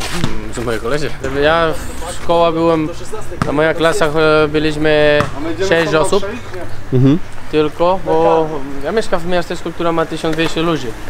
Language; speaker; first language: Polish; non-native, learner; Spanish